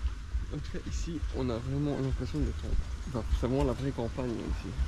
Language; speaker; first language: French; native; French